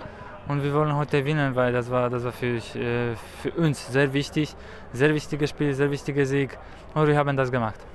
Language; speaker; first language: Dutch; non-native, learner; Polish